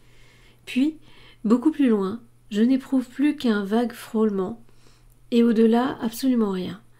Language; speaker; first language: French; native; French